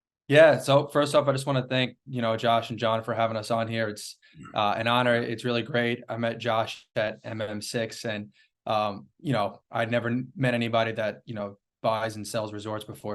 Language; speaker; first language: English; native; English